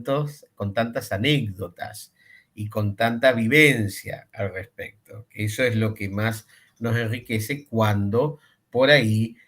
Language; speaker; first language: Spanish; native; Spanish